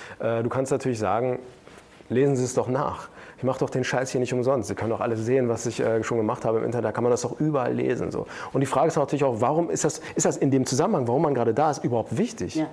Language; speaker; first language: German; early bilingual, other home language; Turkish